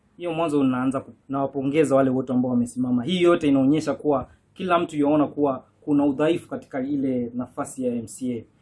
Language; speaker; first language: Swahili; non-native, local second language; Giryama